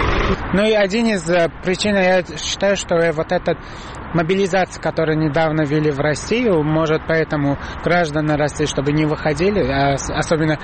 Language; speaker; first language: Russian; non-native, fluent; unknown